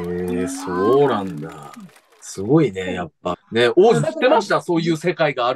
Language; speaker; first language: Japanese; native; Japanese